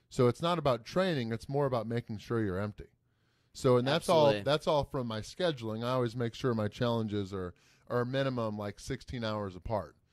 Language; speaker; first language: English; native; English